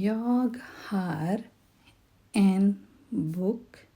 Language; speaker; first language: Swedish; non-native, fluent; Urdu